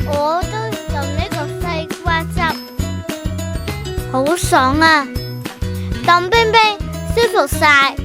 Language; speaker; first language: Chinese; native; Chinese